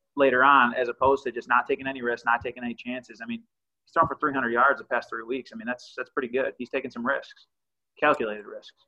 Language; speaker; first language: English; native; English